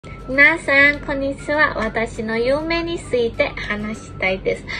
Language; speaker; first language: Japanese; non-native, learner; Burmese